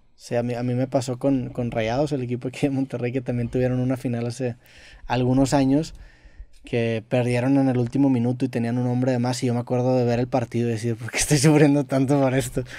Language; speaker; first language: Spanish; native; Spanish